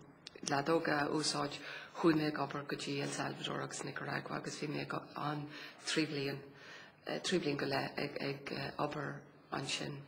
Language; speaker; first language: Irish; non-native, local second language; English